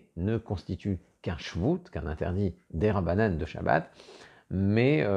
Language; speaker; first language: French; native; French